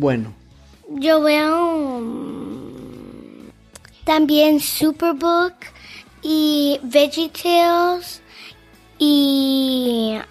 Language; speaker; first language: Spanish; early bilingual, heritage; Spanish